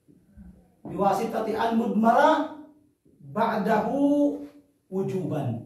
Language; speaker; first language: Arabic; non-native, fluent; Filipino